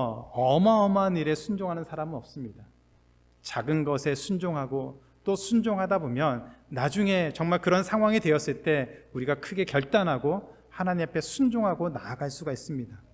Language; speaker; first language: Korean; native; Korean